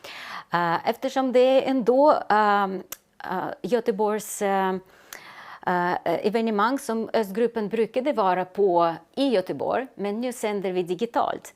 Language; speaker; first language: Swedish; non-native, fluent; Russian